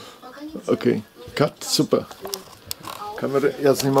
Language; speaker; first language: Russian; non-native, learner; German